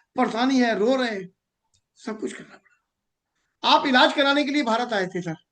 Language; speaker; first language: Hindi; native; Hindi